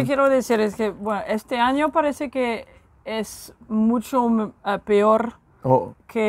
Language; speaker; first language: Spanish; non-native, fluent; French